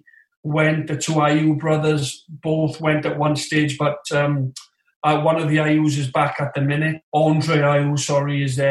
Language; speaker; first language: English; native; English